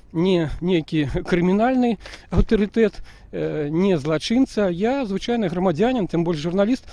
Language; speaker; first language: Belarusian; non-native, local second language; Russian